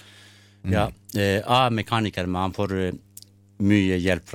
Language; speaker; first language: Norwegian; non-native, fluent; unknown